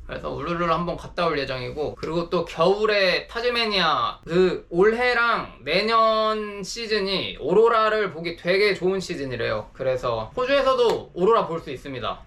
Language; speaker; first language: Korean; native; Korean